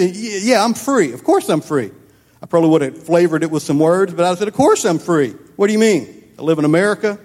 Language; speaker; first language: English; native; English